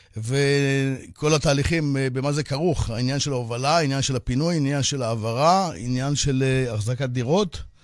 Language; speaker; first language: Hebrew; native; Hebrew